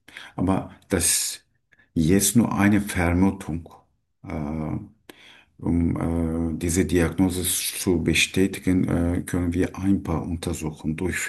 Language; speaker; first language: German; non-native, learner; Turkish